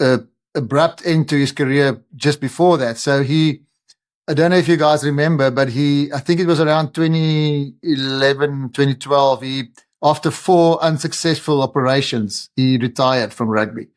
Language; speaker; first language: English; non-native, local second language; Afrikaans